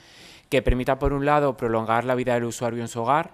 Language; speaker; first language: Spanish; native; Spanish